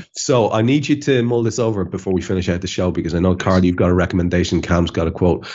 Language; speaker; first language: English; native; English